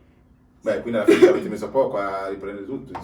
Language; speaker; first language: Italian; native; Italian